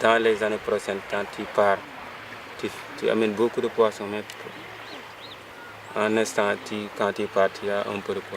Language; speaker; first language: French; non-native, local second language; Wolof